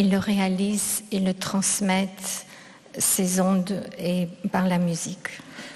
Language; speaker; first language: French; non-native, fluent; Russian